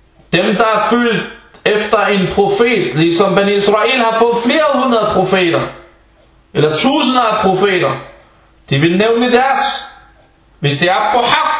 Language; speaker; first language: Danish; early bilingual, other home language; Arabic